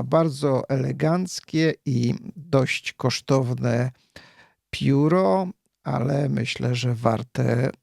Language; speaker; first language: Polish; native; Polish